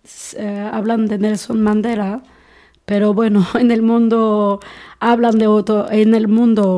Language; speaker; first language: Spanish; non-native, fluent; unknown